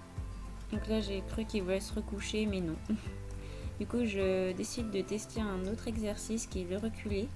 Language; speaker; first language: French; native; French